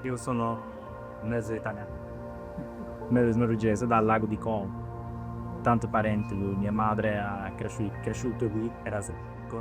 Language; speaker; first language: Italian; early bilingual, heritage; Norwegian